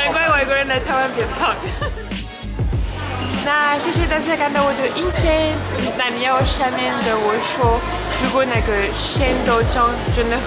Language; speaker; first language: Chinese; non-native, learner; French